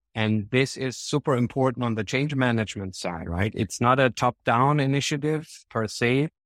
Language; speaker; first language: English; non-native, fluent; German